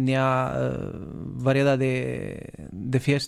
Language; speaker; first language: Catalan; non-native, learner; Romanian